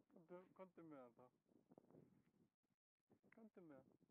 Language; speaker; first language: Icelandic; non-native, learner; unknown